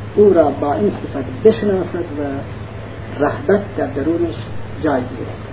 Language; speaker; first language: Persian; non-native, local second language; Central Kurdish